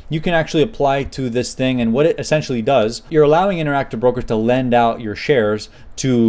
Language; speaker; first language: English; native; English